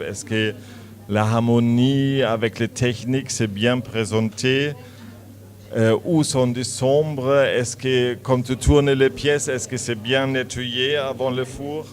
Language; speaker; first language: French; non-native, learner; German